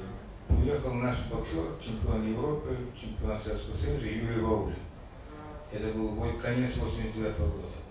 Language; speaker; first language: Russian; native; Russian